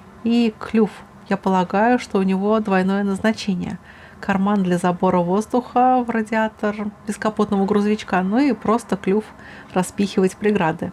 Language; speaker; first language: Russian; native; Russian